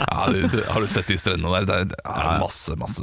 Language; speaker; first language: Norwegian; native; Norwegian